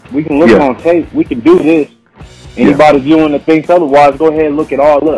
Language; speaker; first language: English; native; English